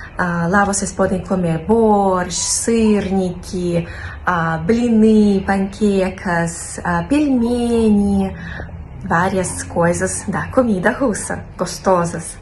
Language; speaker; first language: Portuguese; non-native, fluent; Russian